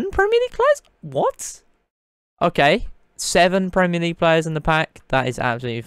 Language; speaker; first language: English; native; English